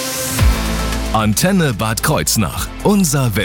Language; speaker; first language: German; native; German